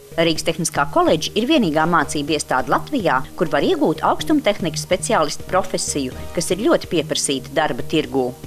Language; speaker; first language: Latvian; native; Latvian